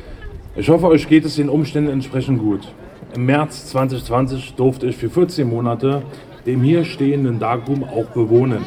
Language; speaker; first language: German; native; German